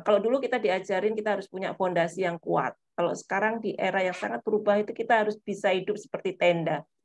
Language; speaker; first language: Indonesian; native; Indonesian